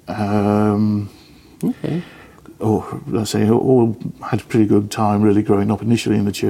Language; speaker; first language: English; native; English